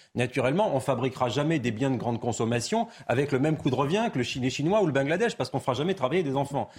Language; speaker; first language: French; native; French